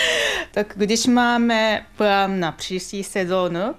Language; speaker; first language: Czech; non-native, fluent; Japanese